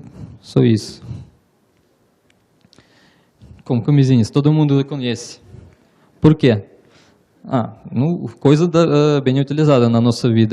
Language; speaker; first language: Portuguese; non-native, learner; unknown